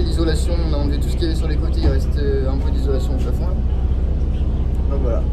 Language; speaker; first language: French; native; French